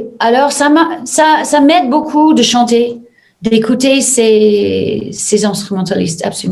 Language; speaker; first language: French; non-native, fluent; English